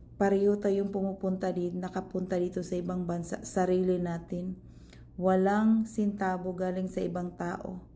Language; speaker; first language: Filipino; non-native, local second language; Cebuano